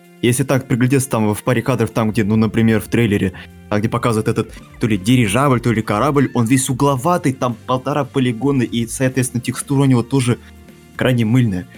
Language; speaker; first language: Russian; native; Russian